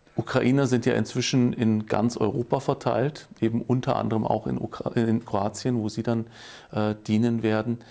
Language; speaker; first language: German; native; German